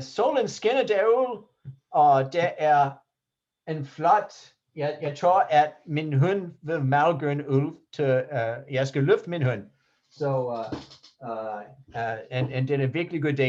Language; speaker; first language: Danish; non-native, fluent; English